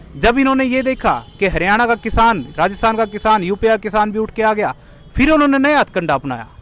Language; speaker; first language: Hindi; native; Hindi